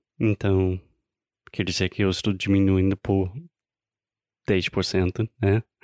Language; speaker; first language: Portuguese; non-native, fluent; English